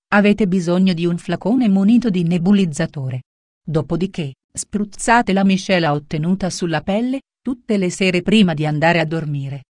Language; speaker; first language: Italian; native; Italian